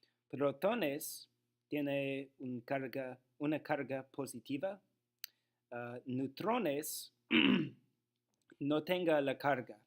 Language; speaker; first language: Spanish; non-native, learner; English